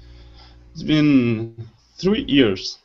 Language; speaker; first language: English; non-native, learner; Portuguese